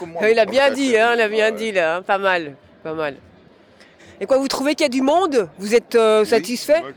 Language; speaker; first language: French; native; French